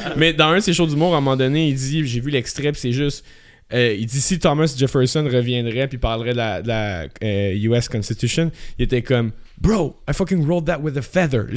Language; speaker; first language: French; native; French